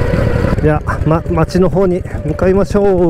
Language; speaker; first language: Japanese; native; Japanese